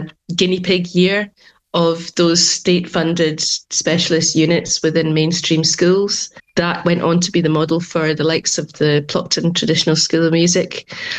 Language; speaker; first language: English; non-native, local second language; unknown